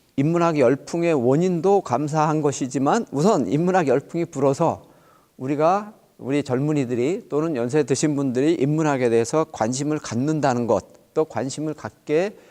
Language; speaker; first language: Korean; native; Korean